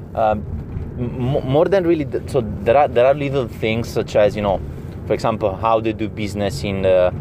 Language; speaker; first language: English; non-native, fluent; Italian